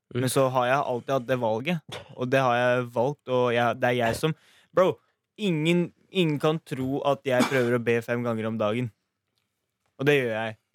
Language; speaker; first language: Norwegian; early bilingual, other home language; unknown